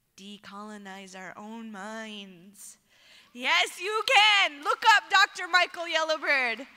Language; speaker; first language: English; native; English